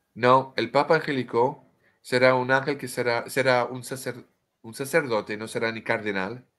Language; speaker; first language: Spanish; non-native, fluent; French